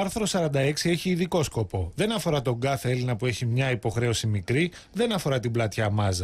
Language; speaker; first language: Greek; native; Greek